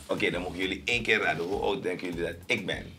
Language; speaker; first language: Dutch; native; Dutch